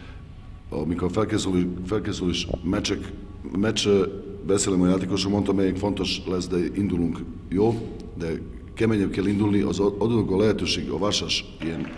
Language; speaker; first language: Hungarian; non-native, learner; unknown